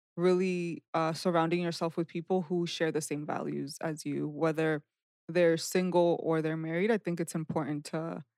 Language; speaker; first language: English; native; English